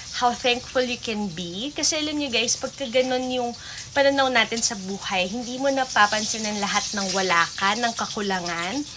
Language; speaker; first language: Filipino; native; Filipino